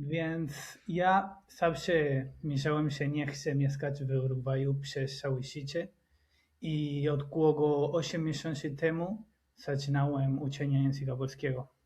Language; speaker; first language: Polish; non-native, learner; Spanish